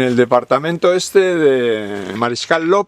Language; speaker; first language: Spanish; native; Spanish